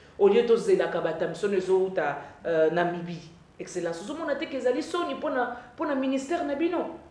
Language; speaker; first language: Lingala; native; Lingala